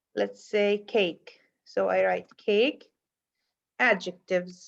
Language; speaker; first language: English; non-native, fluent; Arabic